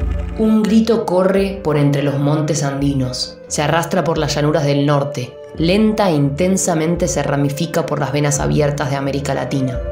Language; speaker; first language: Spanish; native; Spanish